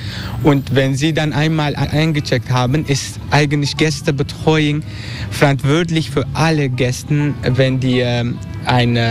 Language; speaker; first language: German; non-native, learner; Turkish